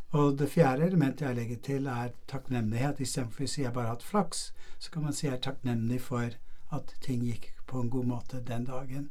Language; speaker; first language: Norwegian; non-native, fluent; English